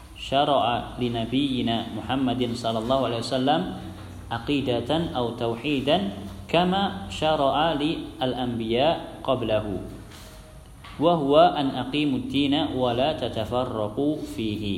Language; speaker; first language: Arabic; non-native, fluent; Indonesian